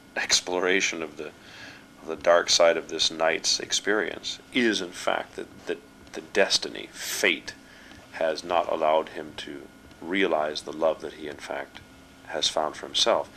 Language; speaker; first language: English; native; English